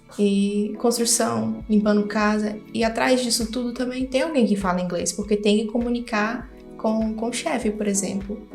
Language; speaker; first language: Portuguese; non-native, fluent; English